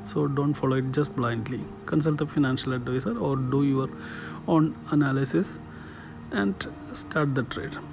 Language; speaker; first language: English; non-native, local second language; Malayalam